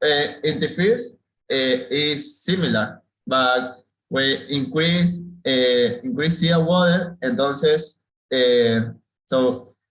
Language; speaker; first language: English; non-native, learner; Spanish